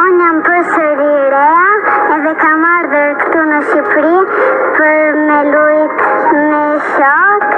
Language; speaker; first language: Albanian; early bilingual, heritage; Albanian